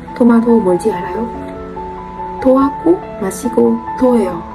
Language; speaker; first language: Korean; non-native, learner; Vietnamese